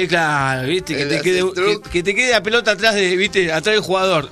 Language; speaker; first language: Spanish; native; Spanish